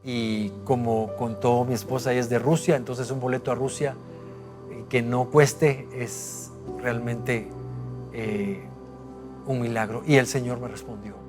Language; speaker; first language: Spanish; native; Spanish